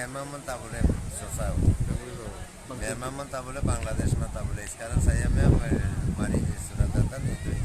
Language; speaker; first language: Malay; non-native, learner; Rohingya